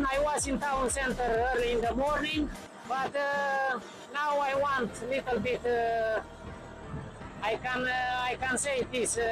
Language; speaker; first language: English; non-native, learner; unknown